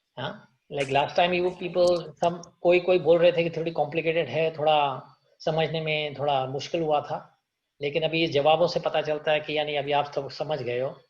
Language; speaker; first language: Hindi; native; Hindi